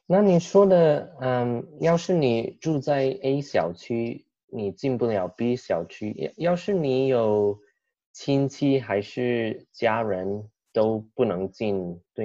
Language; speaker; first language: Chinese; non-native, fluent; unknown